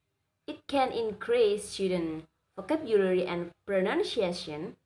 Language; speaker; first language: English; non-native, learner; Indonesian